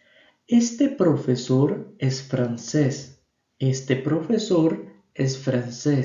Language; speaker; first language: Spanish; non-native, fluent; Portuguese